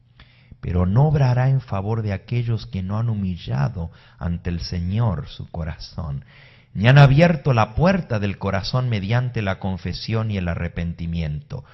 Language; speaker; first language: Spanish; native; Spanish